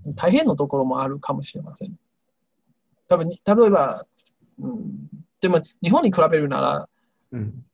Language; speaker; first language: Japanese; non-native, fluent; Chinese